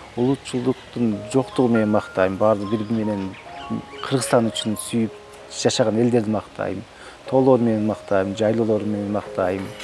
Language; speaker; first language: Kyrgyz; non-native, local second language; Uzbek